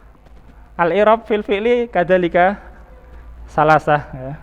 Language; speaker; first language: Arabic; non-native, fluent; Indonesian